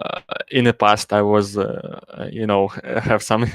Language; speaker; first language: English; non-native, learner; Russian